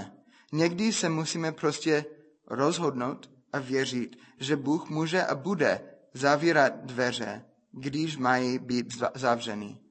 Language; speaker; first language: Czech; non-native, fluent; English